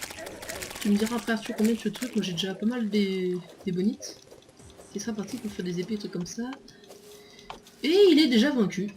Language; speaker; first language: French; native; French